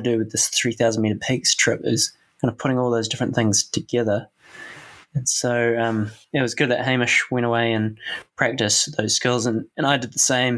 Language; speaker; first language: English; native; English